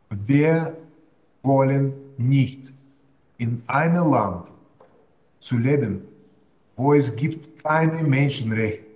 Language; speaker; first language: German; non-native, fluent; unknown